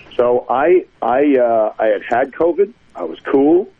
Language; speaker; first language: English; native; English